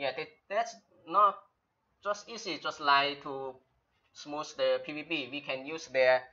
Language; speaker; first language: English; non-native, learner; Chinese